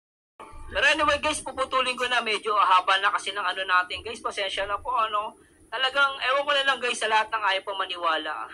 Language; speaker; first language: Filipino; native; Filipino